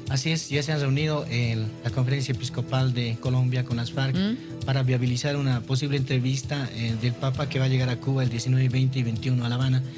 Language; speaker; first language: Spanish; native; Spanish